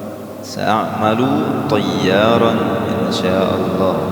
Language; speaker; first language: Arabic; non-native, fluent; Indonesian